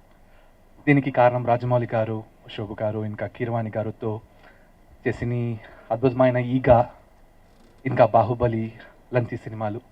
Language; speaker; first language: Telugu; non-native, learner; Tamil